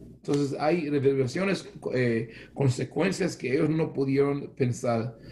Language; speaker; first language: Spanish; non-native, fluent; Hebrew